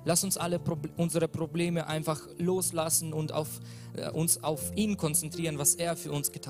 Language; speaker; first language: German; non-native, learner; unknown